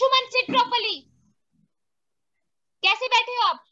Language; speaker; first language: English; non-native, local second language; Hindi